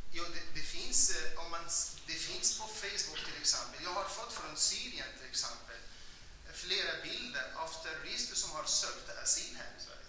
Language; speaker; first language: Swedish; non-native, fluent; Arabic